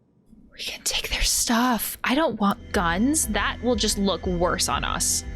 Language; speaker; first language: English; native; English